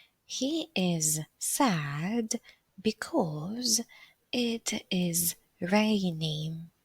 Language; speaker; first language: English; non-native, fluent; Polish